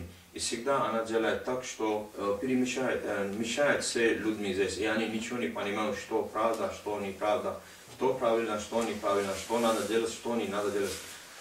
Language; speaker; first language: Russian; non-native, learner; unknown